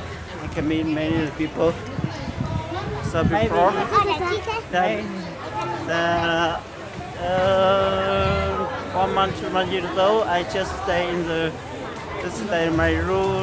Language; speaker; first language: English; non-native, learner; Hmong